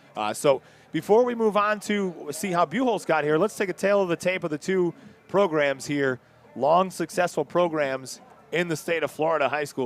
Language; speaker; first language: English; native; English